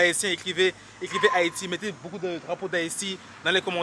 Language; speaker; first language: French; native; French